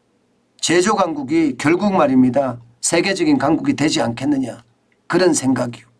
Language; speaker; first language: Korean; native; Korean